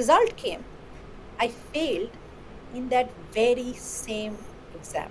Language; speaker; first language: English; non-native, local second language; Bangla